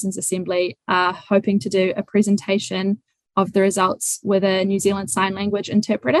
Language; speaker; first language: English; native; English